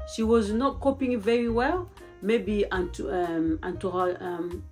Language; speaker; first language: English; non-native, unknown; Lingala